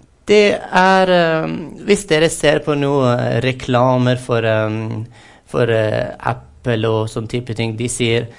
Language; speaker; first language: Norwegian; non-native, fluent; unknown